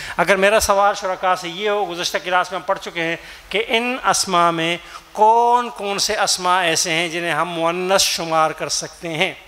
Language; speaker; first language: Urdu; native; Urdu